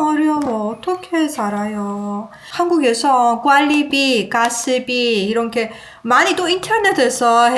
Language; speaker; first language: Korean; non-native, learner; Persian